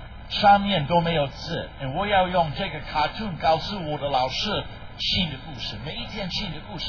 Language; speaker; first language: Chinese; non-native, fluent; English